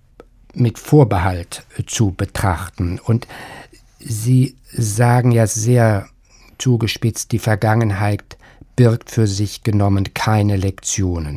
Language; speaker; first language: German; native; German